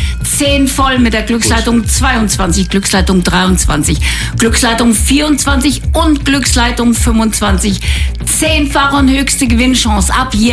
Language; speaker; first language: German; native; German